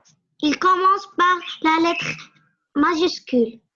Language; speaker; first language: French; non-native, learner; Arabic